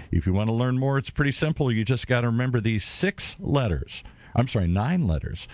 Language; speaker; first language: English; native; English